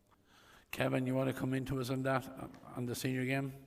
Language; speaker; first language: English; native; English